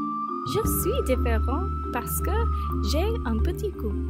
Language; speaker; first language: French; non-native, learner; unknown